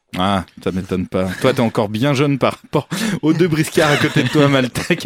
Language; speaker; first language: French; native; French